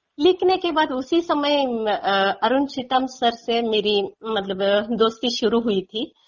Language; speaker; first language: Hindi; non-native, local second language; Konkani